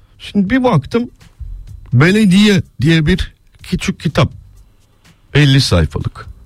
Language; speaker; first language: Turkish; early bilingual, heritage; Turkish